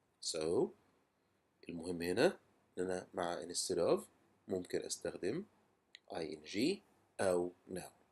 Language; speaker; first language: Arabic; native; Arabic